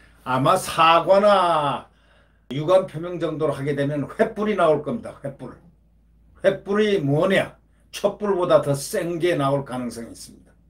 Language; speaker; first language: Korean; native; Korean